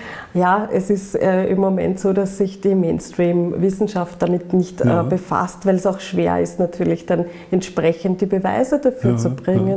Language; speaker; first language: German; native; German